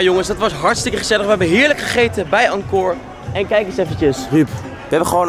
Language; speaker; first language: Dutch; native; Dutch